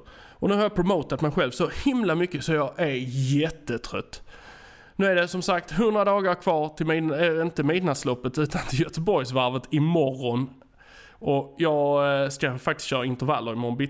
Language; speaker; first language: Swedish; native; Swedish